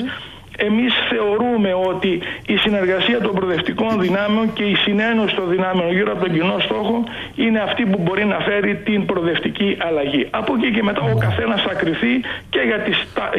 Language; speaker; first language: Greek; native; Greek